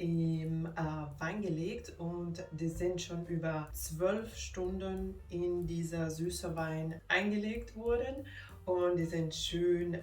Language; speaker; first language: German; non-native, fluent; Finnish